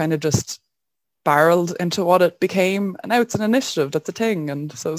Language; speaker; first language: English; native; English